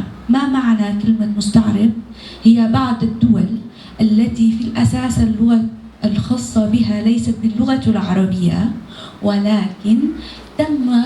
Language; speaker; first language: Arabic; non-native, fluent; Indonesian